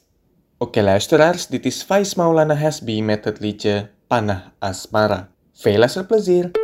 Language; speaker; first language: Dutch; non-native, fluent; Indonesian